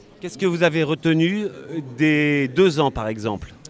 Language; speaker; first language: French; native; French